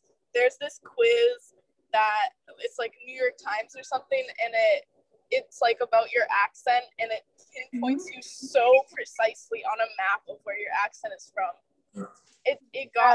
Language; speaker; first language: English; native; English